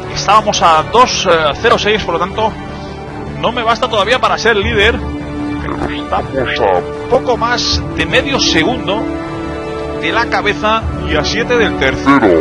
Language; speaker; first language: Spanish; native; Spanish